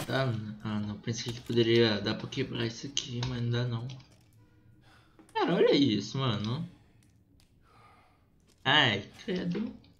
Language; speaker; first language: Portuguese; native; Portuguese